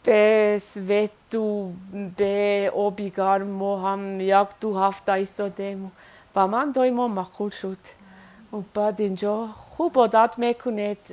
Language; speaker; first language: Persian; non-native, learner; Swiss German